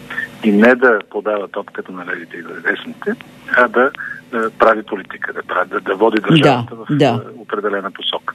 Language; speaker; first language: Bulgarian; native; Bulgarian